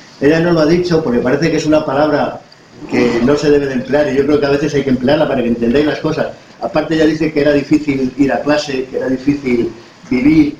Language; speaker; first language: Spanish; native; Spanish